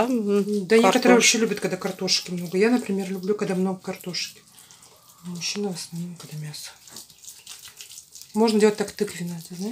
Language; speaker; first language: Russian; non-native, local second language; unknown